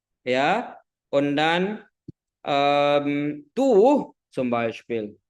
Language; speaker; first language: German; non-native, fluent; Indonesian